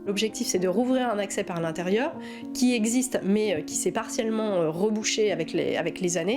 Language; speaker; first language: French; native; French